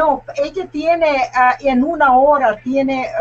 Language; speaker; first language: Spanish; non-native, learner; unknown